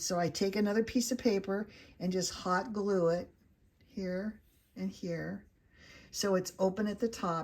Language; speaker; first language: English; native; English